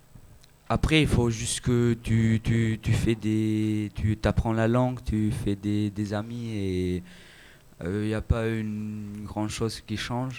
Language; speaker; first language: French; non-native, learner; Albanian